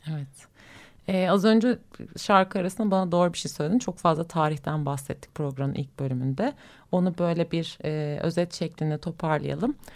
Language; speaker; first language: Turkish; native; Turkish